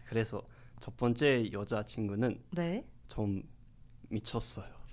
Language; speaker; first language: Korean; non-native, learner; English